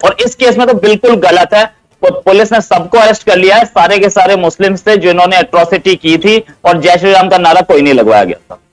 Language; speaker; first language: Hindi; native; Hindi